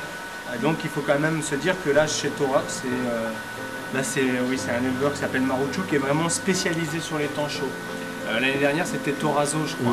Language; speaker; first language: French; native; French